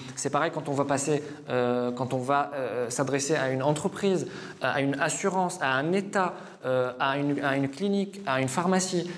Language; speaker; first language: French; non-native, fluent; Arabic